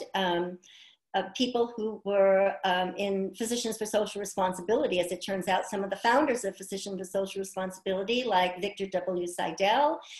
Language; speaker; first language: English; native; English